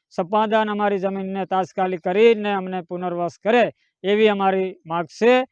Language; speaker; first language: Gujarati; non-native, local second language; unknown